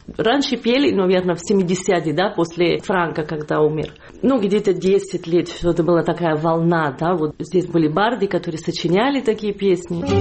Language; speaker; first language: Russian; non-native, fluent; Catalan